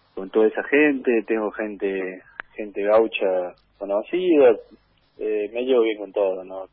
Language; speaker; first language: Spanish; native; Spanish